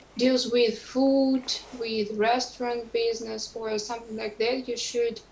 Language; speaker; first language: English; non-native, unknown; Russian